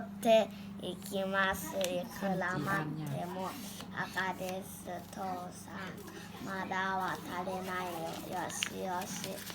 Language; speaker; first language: Japanese; non-native, learner; Thai